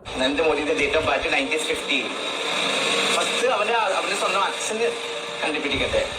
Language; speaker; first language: Malayalam; non-native, fluent; Assamese